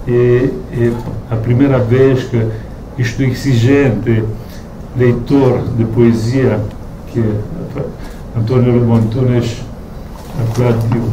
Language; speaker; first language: Portuguese; non-native, learner; Romanian